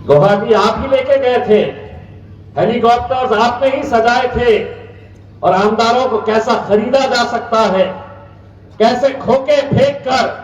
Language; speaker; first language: Urdu; native; Urdu